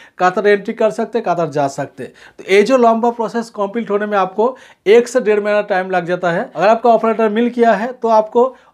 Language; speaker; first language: Hindi; non-native, local second language; Bangla